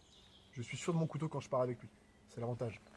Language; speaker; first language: French; native; French